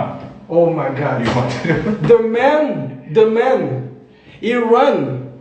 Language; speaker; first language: English; non-native, learner; French